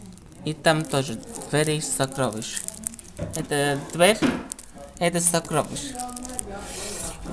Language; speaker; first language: Russian; non-native, learner; Italian